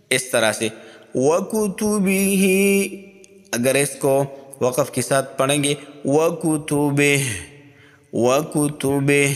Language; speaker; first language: Urdu; non-native, local second language; Pashto